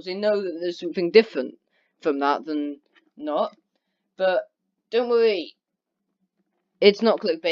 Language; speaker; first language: English; native; English